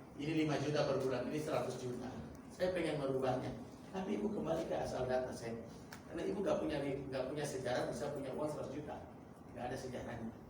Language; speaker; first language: Indonesian; native; Indonesian